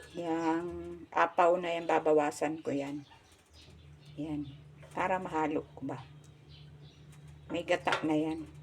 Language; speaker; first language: Filipino; non-native, local second language; Bikol